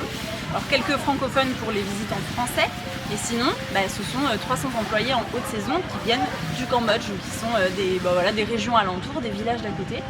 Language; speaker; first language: French; native; French